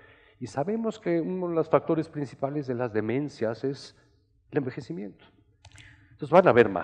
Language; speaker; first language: Spanish; native; Spanish